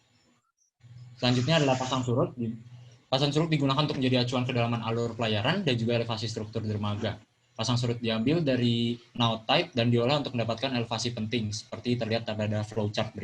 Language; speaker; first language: Indonesian; native; Indonesian